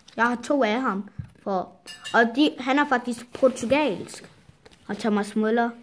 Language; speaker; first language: Danish; early bilingual, other home language; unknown